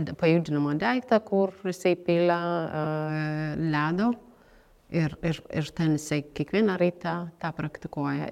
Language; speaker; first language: Lithuanian; non-native, fluent; Amharic